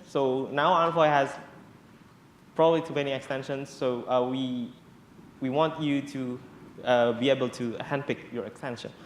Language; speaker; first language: English; non-native, fluent; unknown